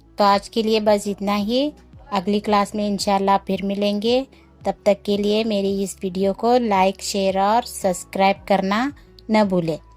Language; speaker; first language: Urdu; native; Urdu